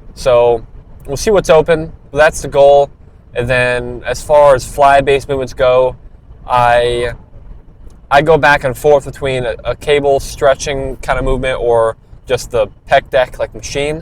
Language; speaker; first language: English; native; English